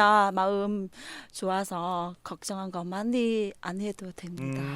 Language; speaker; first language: Korean; non-native, learner; Vietnamese